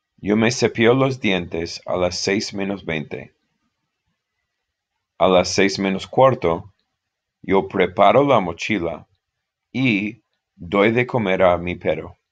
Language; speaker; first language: Spanish; non-native, fluent; English